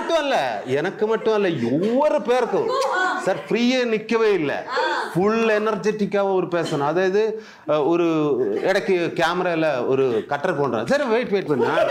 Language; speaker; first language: Tamil; non-native, learner; Malayalam